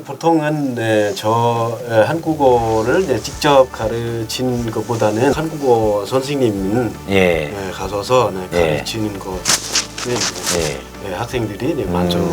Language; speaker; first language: Korean; non-native, learner; Lao